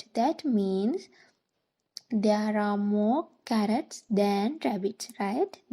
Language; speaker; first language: English; non-native, local second language; Sinhala